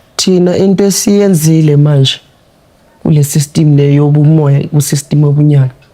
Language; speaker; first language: Zulu; non-native, local second language; Tsonga